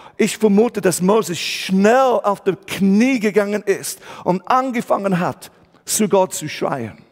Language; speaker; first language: German; non-native, fluent; English